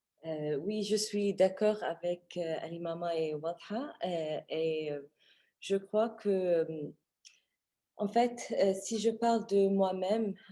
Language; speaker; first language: French; non-native, fluent; Arabic